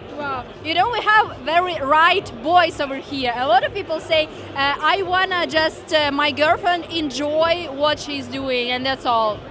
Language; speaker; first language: English; non-native, learner; Ukrainian